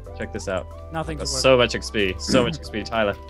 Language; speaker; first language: English; native; English